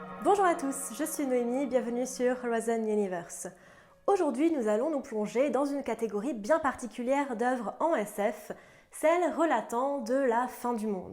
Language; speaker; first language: French; native; French